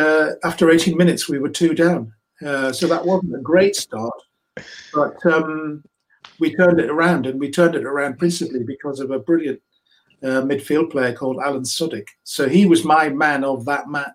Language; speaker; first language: English; native; English